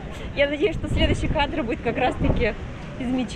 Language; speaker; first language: Russian; native; Russian